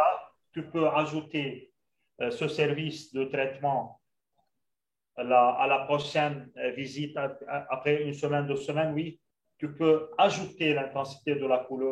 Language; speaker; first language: French; non-native, local second language; Arabic